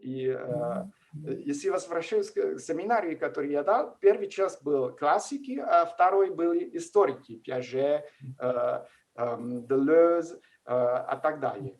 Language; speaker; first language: Russian; non-native, fluent; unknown